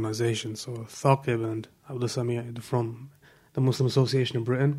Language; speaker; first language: English; native; English